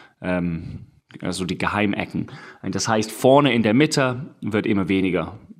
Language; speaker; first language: German; non-native, fluent; English